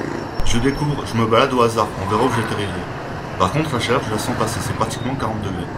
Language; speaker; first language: French; native; French